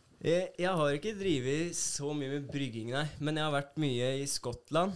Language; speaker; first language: Norwegian; native; Norwegian